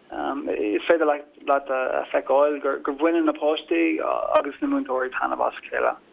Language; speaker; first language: Irish; non-native, local second language; English